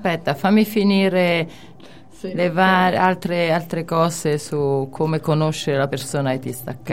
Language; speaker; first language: Italian; native; Italian